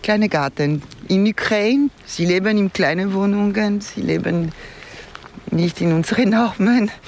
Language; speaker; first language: German; non-native, fluent; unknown